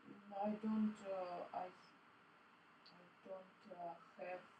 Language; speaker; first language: English; non-native, learner; Russian